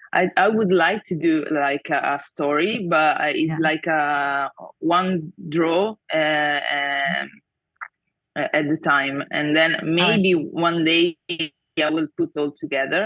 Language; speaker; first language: English; non-native, fluent; Italian